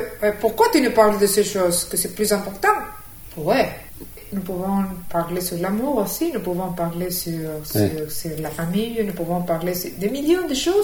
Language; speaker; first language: French; non-native, fluent; Spanish